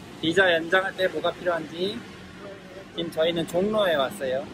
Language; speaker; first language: Korean; native; Korean